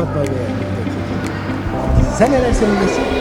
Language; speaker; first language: Turkish; native; Turkish